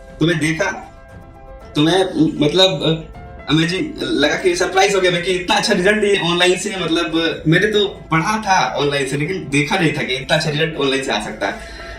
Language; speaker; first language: Hindi; native; Hindi